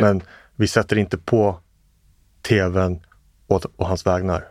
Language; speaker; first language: Swedish; early bilingual, other home language; English